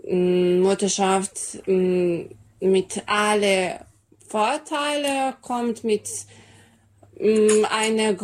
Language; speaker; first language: German; non-native, learner; Serbian